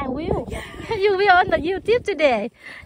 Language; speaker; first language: English; non-native, local second language; Vietnamese